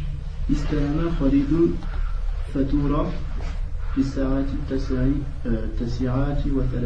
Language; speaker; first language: Arabic; non-native, learner; French